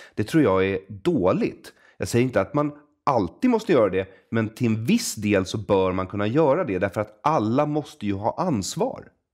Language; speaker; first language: Swedish; native; Swedish